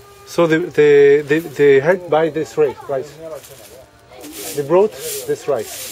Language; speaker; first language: English; non-native, learner; French